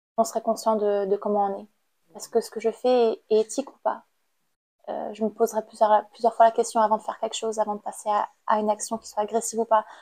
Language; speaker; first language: French; non-native, fluent; Khmer